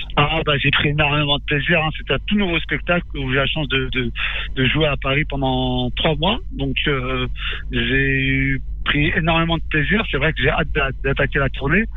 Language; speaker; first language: French; native; French